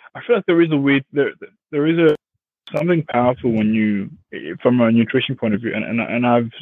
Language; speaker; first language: English; early bilingual, other home language; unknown